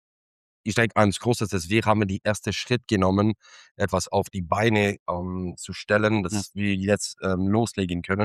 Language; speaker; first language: German; non-native, fluent; English